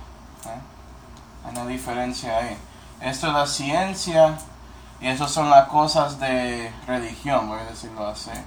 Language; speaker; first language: Spanish; non-native, fluent; English